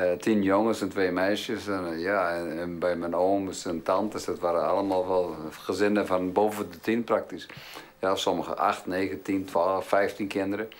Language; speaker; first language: Dutch; early bilingual, heritage; Dutch